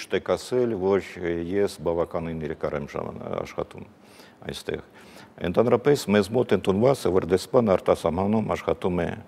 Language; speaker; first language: Armenian; non-native, fluent; Ukrainian